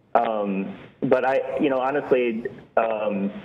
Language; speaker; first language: English; native; English